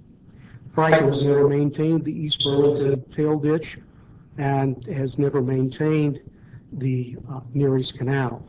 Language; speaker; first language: English; native; English